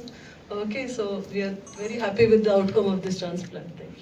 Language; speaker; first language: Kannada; non-native, local second language; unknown